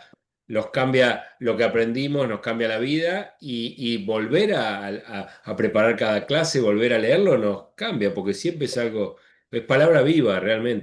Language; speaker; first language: Spanish; native; Spanish